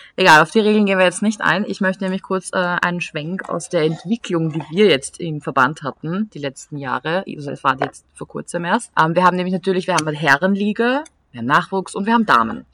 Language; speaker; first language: German; native; German